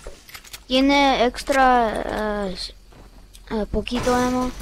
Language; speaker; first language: Spanish; non-native, learner; English